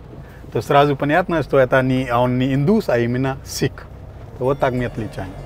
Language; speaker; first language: Russian; non-native, fluent; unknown